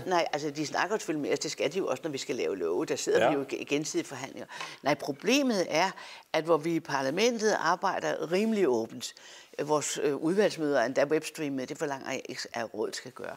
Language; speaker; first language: Danish; native; Danish